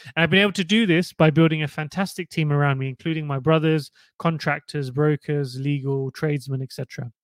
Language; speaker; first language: English; native; English